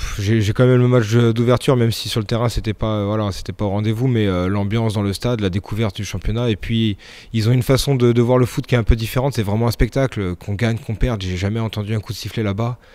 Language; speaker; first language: French; native; French